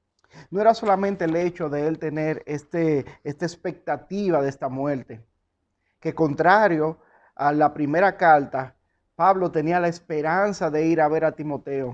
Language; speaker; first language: Spanish; native; Spanish